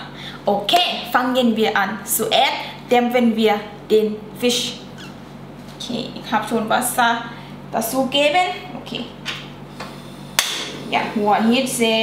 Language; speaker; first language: German; non-native, learner; Thai